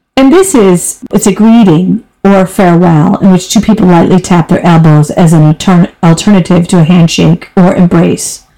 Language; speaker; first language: English; native; English